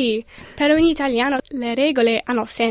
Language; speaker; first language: Italian; non-native, learner; English